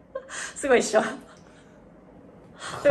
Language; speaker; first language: Japanese; native; Japanese